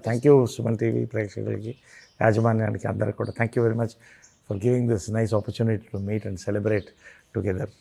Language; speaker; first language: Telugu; native; Telugu